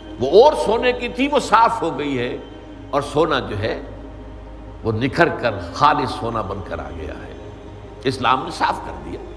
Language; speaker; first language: Urdu; native; Urdu